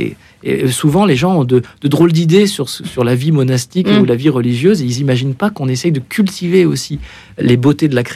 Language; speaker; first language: French; native; French